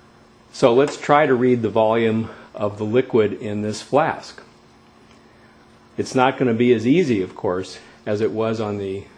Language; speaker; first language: English; native; English